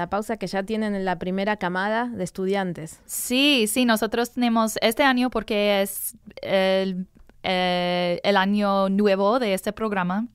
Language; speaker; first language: Spanish; non-native, learner; English